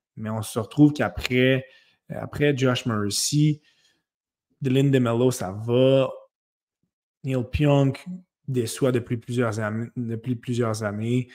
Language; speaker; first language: French; native; French